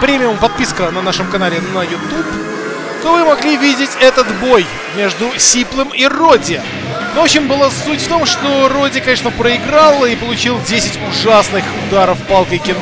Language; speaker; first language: Russian; native; Russian